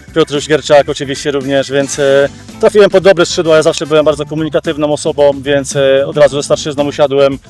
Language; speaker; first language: Polish; native; Polish